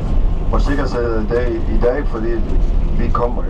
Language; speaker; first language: Danish; non-native, fluent; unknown